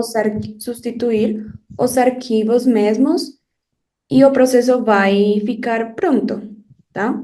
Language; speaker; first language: Portuguese; non-native, fluent; Spanish